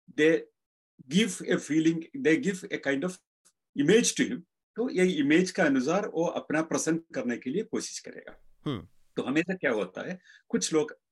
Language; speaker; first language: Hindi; non-native, local second language; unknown